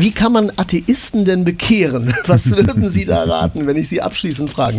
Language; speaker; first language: German; native; German